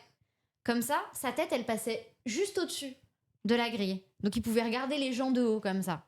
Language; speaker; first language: French; native; French